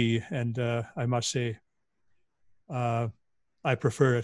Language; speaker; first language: English; native; English